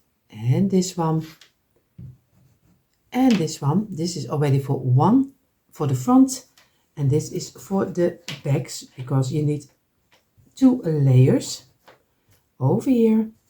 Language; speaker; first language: English; non-native, fluent; Dutch